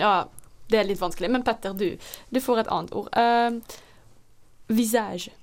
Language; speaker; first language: Norwegian; non-native, fluent; Dutch